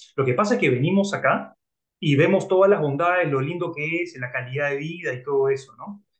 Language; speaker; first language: Spanish; native; Spanish